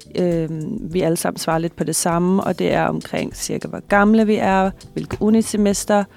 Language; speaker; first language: Danish; native; Danish